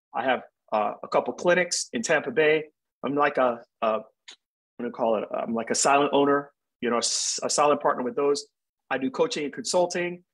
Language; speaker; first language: English; native; English